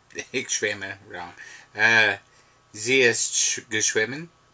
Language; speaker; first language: German; non-native, learner; English